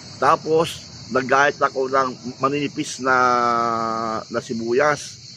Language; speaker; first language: Filipino; native; Filipino